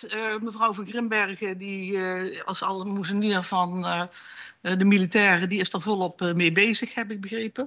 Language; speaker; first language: Dutch; native; Dutch